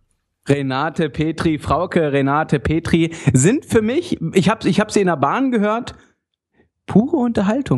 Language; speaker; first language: German; native; German